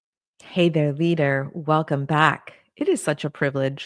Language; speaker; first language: English; native; English